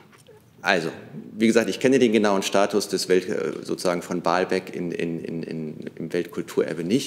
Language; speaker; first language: German; native; German